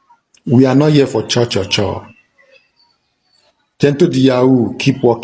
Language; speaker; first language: Nigerian Pidgin; non-native, local second language; Igbo